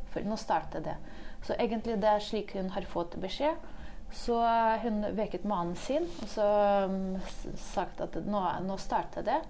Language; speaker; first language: Norwegian; non-native, fluent; Ukrainian